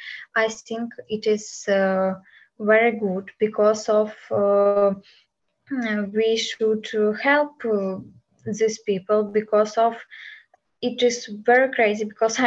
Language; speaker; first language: English; non-native, learner; Ukrainian